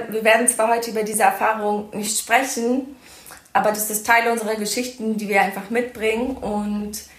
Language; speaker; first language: German; early bilingual, other home language; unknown